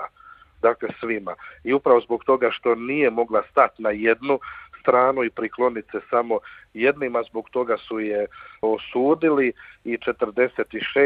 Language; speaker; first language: Croatian; native; Croatian